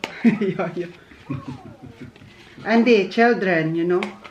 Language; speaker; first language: German; non-native, learner; Filipino